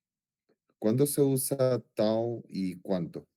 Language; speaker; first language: Portuguese; non-native, learner; Spanish